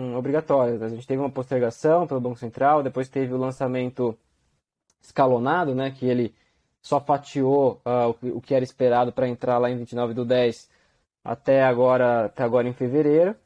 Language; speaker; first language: Portuguese; native; Portuguese